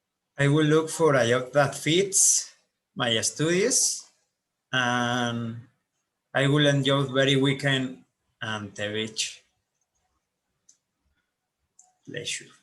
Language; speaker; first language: English; non-native, learner; Spanish